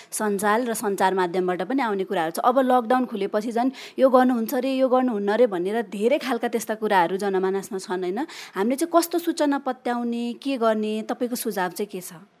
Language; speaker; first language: Nepali; native; Nepali